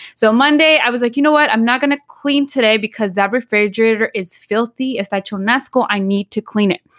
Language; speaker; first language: English; early bilingual, other home language; Spanish